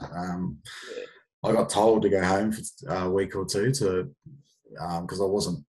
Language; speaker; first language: English; native; English